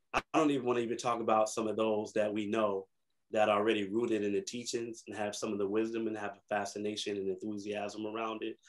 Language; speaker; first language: English; native; English